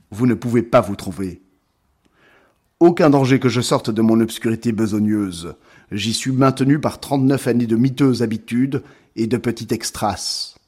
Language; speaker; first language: French; native; French